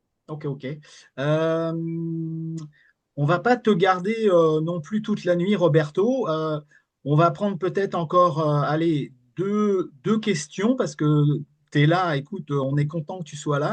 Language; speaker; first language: French; native; French